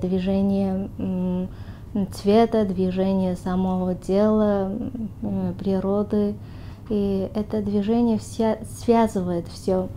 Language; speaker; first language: Russian; non-native, fluent; Armenian